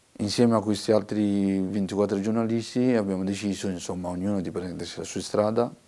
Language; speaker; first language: Italian; non-native, fluent; Somali